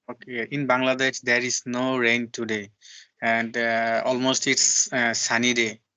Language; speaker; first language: English; non-native, learner; Bangla